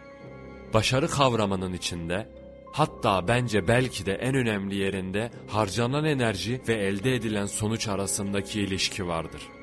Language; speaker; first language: Turkish; native; Turkish